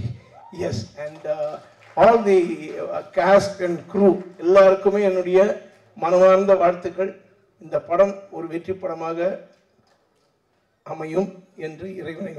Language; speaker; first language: Tamil; native; Tamil